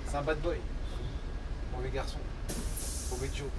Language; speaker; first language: French; native; French